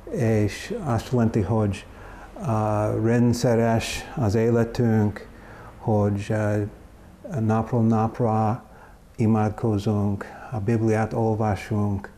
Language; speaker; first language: Hungarian; non-native, learner; English